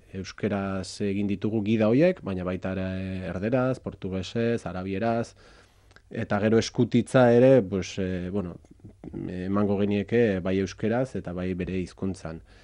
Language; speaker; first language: Basque; native; Basque